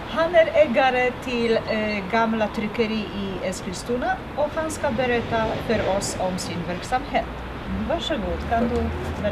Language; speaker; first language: Swedish; non-native, learner; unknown